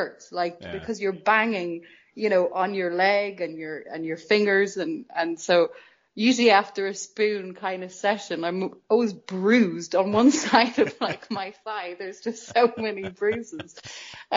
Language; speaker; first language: English; native; English